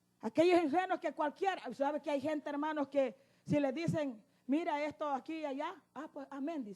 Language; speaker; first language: Spanish; native; Spanish